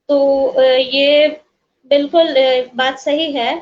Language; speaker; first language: Hindi; native; Hindi